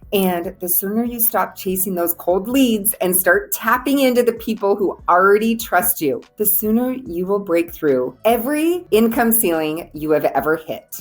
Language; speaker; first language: English; native; English